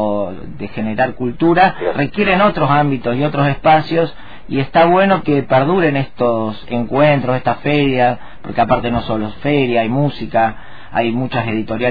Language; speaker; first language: Spanish; native; Spanish